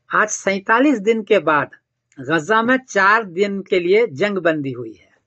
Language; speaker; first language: Urdu; native; Urdu